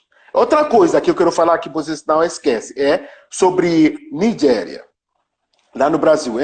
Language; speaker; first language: Portuguese; non-native, learner; Yoruba